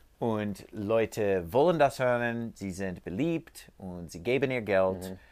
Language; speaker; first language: German; non-native, learner; English